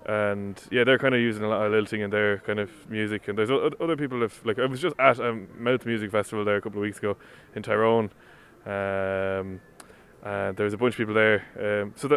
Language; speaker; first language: English; non-native, local second language; Irish